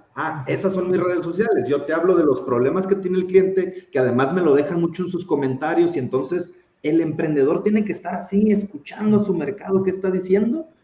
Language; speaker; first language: Spanish; native; Spanish